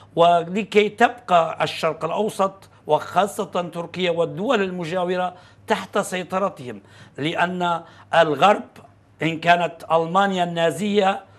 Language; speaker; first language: Arabic; non-native, fluent; Turkish